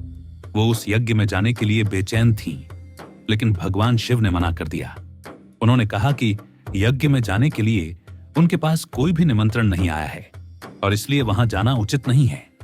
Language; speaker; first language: Hindi; native; Hindi